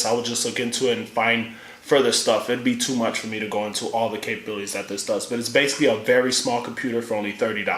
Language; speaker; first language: English; native; English